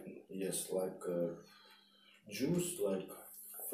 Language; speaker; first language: English; non-native, learner; Russian